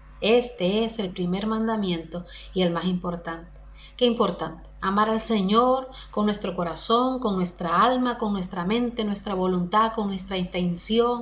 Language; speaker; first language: Spanish; native; Spanish